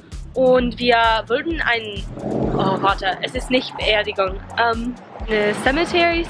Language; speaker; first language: German; non-native, learner; English